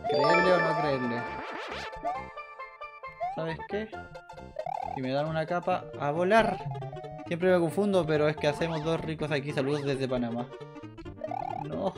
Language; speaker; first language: Spanish; native; Spanish